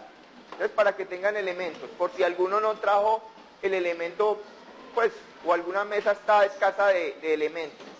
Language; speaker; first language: Spanish; native; Spanish